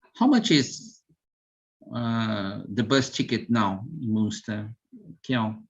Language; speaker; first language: English; non-native, fluent; Portuguese